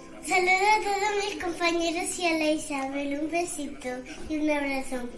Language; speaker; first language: Spanish; non-native, local second language; Catalan